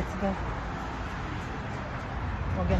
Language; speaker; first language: English; non-native, learner; Filipino